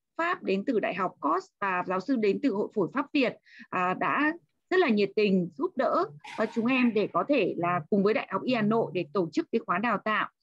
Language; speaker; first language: Vietnamese; native; Vietnamese